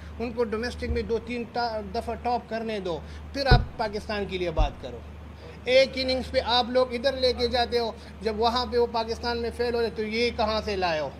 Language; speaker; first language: Urdu; non-native, local second language; Pashto